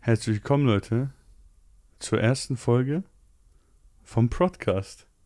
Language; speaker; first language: German; early bilingual, other home language; Polish